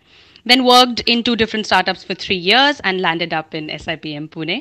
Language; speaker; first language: English; non-native, local second language; Hindi